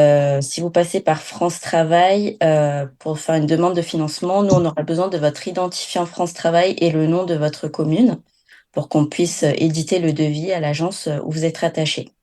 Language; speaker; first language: French; native; French